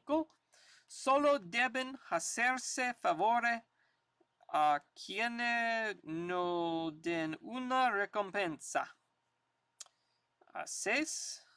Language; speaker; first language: Spanish; non-native, learner; English